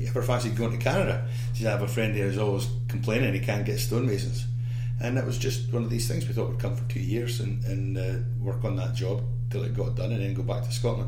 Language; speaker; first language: English; native; English